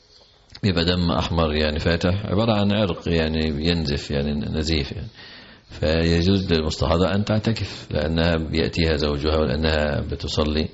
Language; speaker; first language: Arabic; native; Arabic